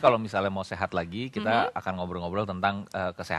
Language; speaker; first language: Indonesian; native; Indonesian